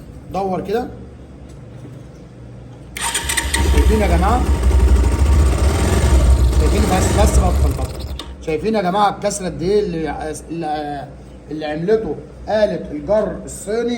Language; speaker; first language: Arabic; native; Arabic